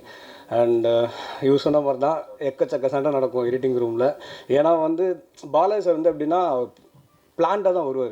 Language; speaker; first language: Tamil; native; Tamil